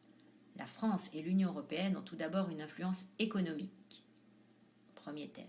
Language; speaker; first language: French; native; French